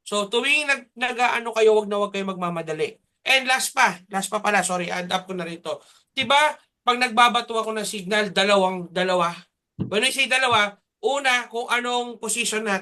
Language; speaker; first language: Filipino; native; Filipino